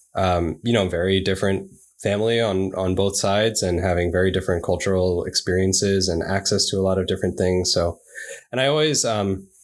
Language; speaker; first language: English; native; English